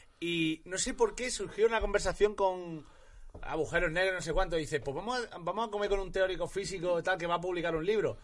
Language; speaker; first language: Spanish; native; Spanish